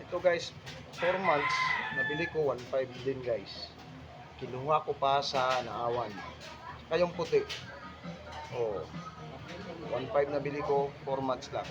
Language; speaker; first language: Filipino; non-native, local second language; Cebuano